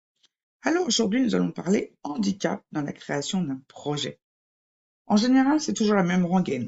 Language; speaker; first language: French; native; French